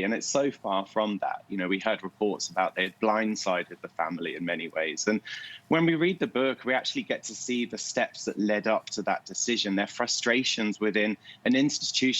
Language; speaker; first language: English; native; English